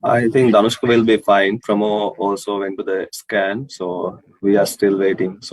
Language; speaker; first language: English; non-native, local second language; Sinhala